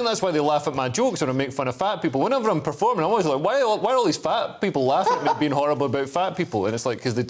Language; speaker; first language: English; native; English